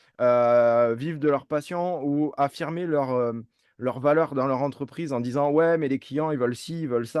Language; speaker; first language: French; native; French